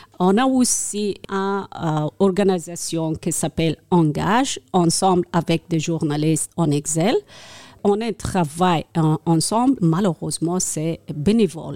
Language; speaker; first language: French; non-native, learner; Persian